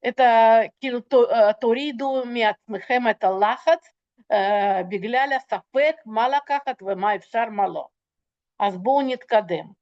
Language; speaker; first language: Hebrew; non-native, fluent; Russian